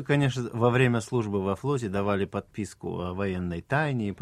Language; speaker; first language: Russian; native; Russian